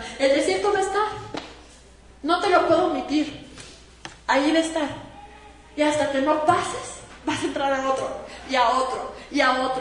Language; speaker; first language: Spanish; native; Spanish